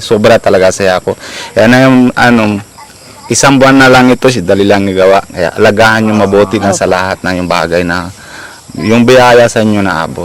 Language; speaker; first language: Filipino; non-native, local second language; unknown